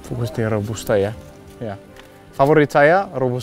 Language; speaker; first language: Indonesian; non-native, learner; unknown